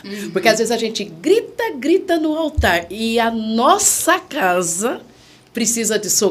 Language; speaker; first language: Portuguese; native; Portuguese